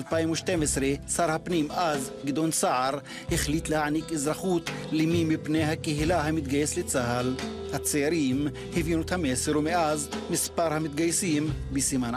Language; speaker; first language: Hebrew; native; Hebrew